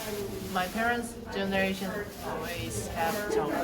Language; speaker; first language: English; non-native, learner; Korean